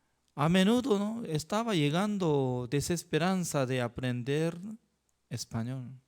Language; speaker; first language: Spanish; non-native, learner; Korean